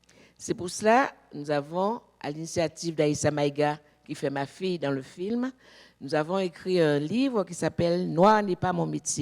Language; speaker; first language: French; native; French